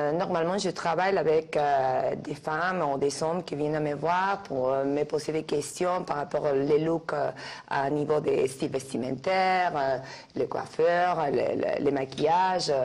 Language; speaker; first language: French; non-native, fluent; Spanish